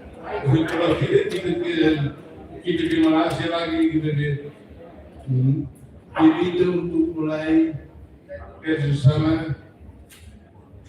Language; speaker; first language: Indonesian; non-native, fluent; German